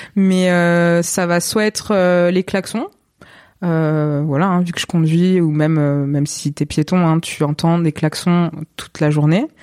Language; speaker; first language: French; native; French